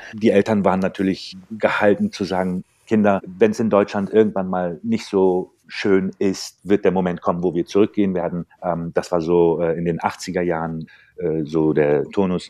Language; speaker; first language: German; early bilingual, other home language; Turkish